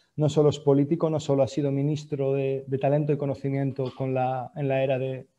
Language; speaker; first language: Spanish; native; Spanish